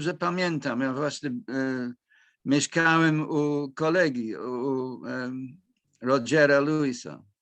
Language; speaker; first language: Polish; non-native, fluent; English